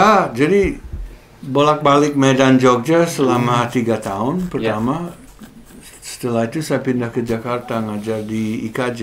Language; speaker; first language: Indonesian; non-native, fluent; English